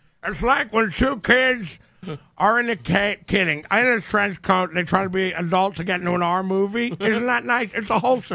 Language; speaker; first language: English; native; English